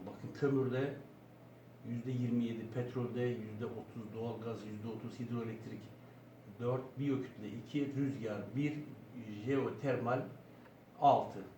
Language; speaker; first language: Turkish; native; Turkish